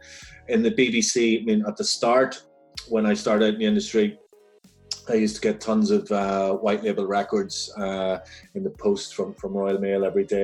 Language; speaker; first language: English; native; English